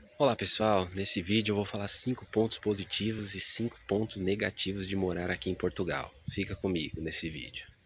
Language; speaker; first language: Portuguese; native; Portuguese